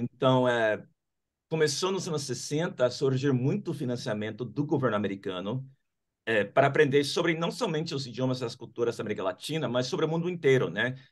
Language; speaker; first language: Portuguese; non-native, fluent; English